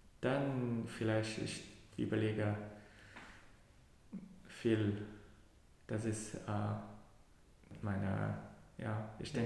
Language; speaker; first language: German; non-native, learner; Cantonese